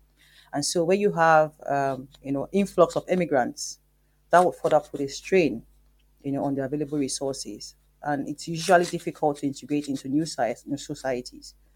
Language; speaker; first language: English; non-native, local second language; Yoruba